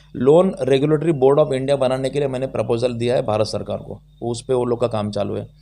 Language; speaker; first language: Hindi; non-native, local second language; Telugu